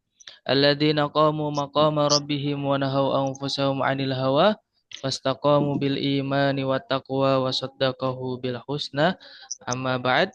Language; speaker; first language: Arabic; non-native, fluent; Indonesian